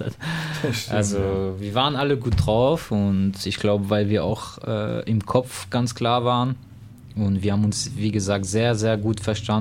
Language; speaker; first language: German; non-native, fluent; French